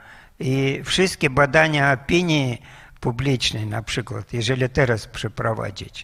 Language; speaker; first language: Polish; non-native, fluent; Russian